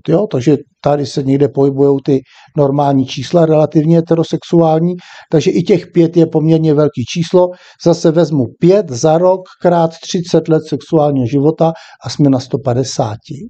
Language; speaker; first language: Czech; native; Czech